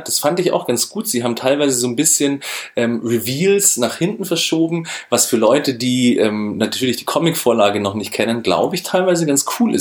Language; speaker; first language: German; native; German